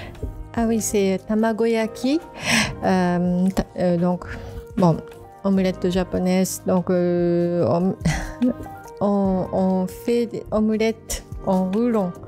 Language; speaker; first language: French; non-native, fluent; Japanese